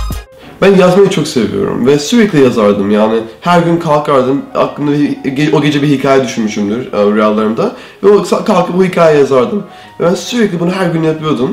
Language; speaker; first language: Turkish; early bilingual, heritage; Turkish